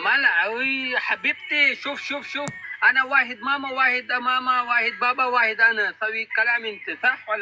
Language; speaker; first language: Arabic; non-native, learner; Urdu